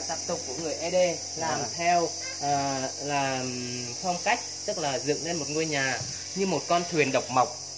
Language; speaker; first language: Vietnamese; non-native, local second language; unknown